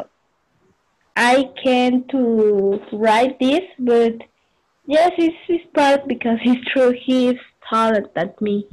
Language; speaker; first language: English; non-native, learner; Spanish